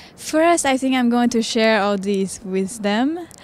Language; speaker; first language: English; non-native, fluent; Chinese